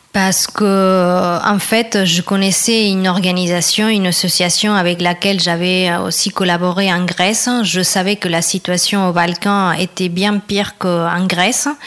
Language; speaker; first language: French; non-native, fluent; Spanish